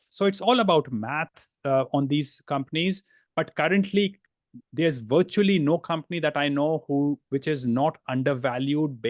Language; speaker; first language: English; non-native, fluent; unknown